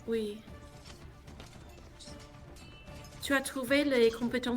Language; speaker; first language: French; non-native, learner; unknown